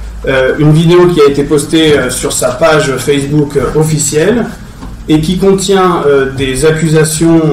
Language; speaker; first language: French; native; French